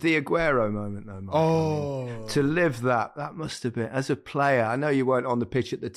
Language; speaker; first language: English; native; English